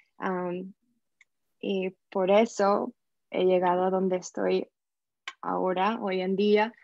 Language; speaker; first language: Spanish; non-native, fluent; English